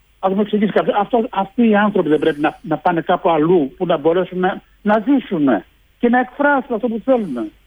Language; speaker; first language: Greek; early bilingual, heritage; Greek